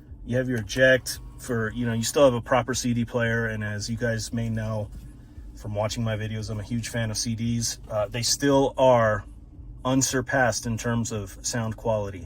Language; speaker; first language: English; native; English